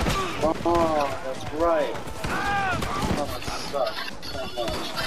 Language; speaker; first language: English; native; English